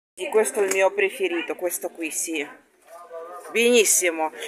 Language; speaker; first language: Italian; non-native, fluent; Russian